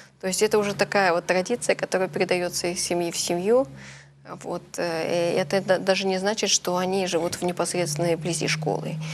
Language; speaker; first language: Russian; early bilingual, heritage; Russian